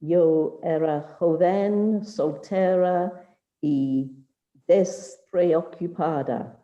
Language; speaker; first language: Spanish; non-native, learner; English